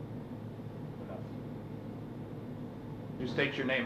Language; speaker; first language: English; native; English